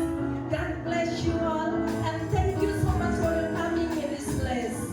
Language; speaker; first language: English; non-native, learner; Indonesian